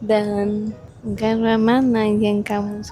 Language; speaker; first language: Indonesian; non-native, learner; Czech